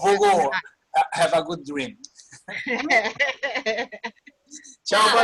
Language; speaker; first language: Portuguese; native; Portuguese